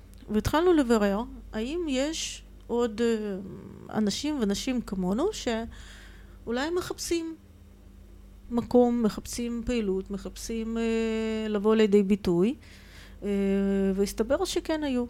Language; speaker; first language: Hebrew; non-native, fluent; Russian